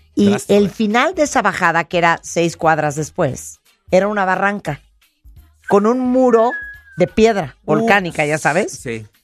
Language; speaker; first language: Spanish; native; Spanish